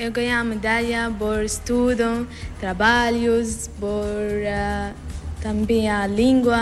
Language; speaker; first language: Portuguese; non-native, learner; Arabic